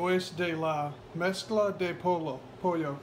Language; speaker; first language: Spanish; non-native, learner; English